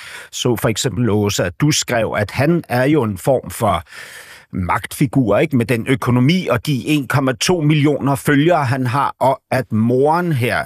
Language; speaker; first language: Danish; native; Danish